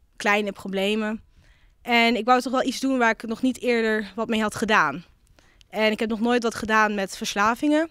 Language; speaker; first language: Dutch; native; Dutch